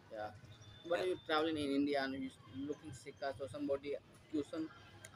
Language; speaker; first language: English; non-native, learner; Hindi